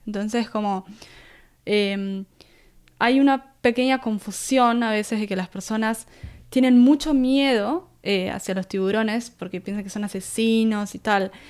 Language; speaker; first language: Spanish; native; Spanish